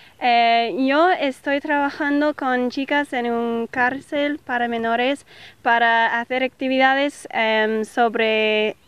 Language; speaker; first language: Spanish; non-native, learner; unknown